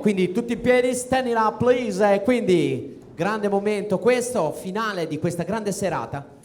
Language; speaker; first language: Italian; native; Italian